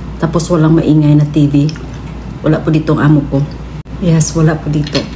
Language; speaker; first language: Filipino; non-native, local second language; Cebuano